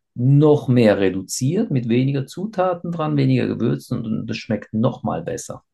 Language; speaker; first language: German; native; German